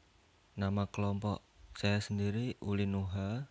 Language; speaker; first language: Indonesian; native; Indonesian